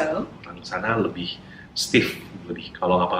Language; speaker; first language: Indonesian; native; Indonesian